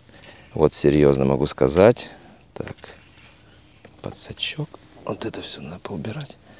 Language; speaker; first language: Russian; native; Russian